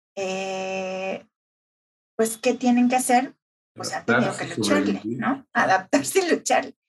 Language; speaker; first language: Spanish; native; Spanish